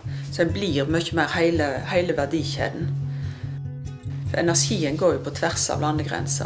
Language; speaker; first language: Norwegian; native; Norwegian